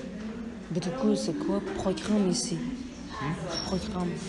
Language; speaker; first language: French; non-native, learner; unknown